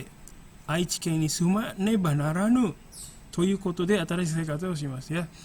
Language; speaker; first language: Japanese; non-native, fluent; Indonesian